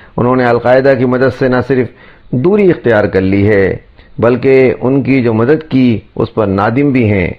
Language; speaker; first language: Urdu; native; Urdu